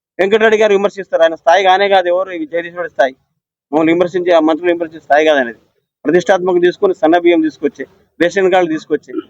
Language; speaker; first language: Telugu; native; Telugu